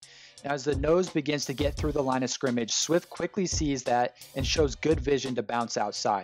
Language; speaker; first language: English; native; English